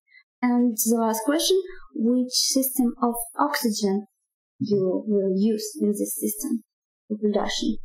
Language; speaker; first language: English; non-native, learner; Russian